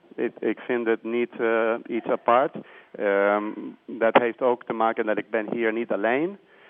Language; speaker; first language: Dutch; non-native, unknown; Spanish